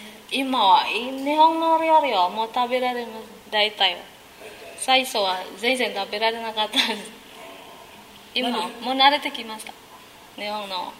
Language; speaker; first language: Japanese; non-native, learner; Indonesian